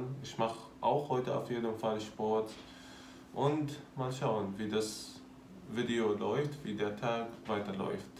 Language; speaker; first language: German; non-native, fluent; Arabic